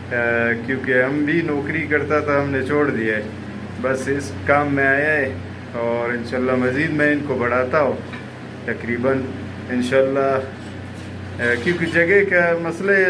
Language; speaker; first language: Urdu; non-native, local second language; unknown